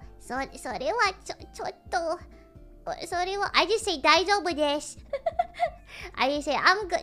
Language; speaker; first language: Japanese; non-native, learner; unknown